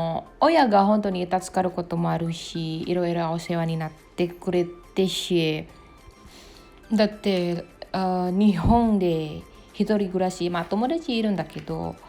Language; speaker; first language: Japanese; non-native, learner; Indonesian